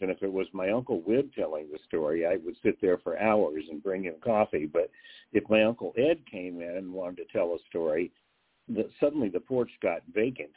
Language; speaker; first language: English; native; English